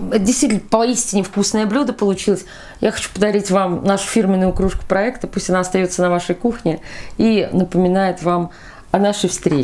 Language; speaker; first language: Russian; native; Russian